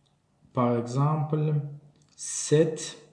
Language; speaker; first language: French; non-native, learner; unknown